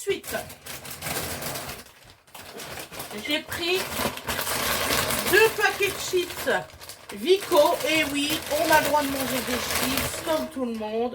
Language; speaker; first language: French; native; French